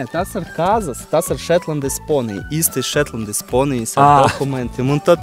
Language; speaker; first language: Latvian; non-native, local second language; Russian